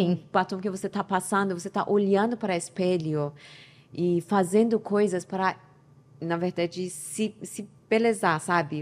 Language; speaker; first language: Portuguese; non-native, learner; Persian